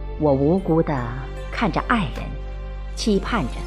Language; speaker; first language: Chinese; native; Chinese